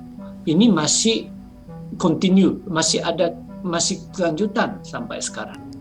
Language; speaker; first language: Indonesian; non-native, fluent; Japanese